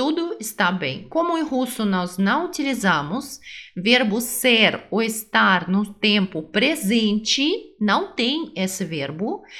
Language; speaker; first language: Portuguese; non-native, fluent; Russian